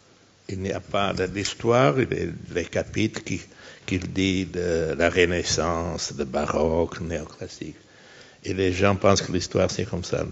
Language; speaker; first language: French; non-native, fluent; Portuguese